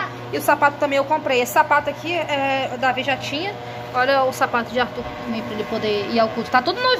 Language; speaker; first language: Portuguese; native; Portuguese